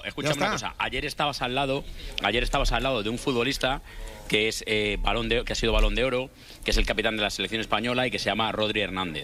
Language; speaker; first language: Spanish; native; Spanish